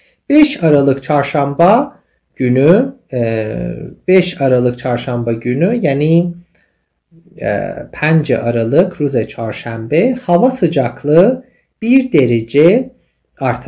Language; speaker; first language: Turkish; non-native, fluent; Persian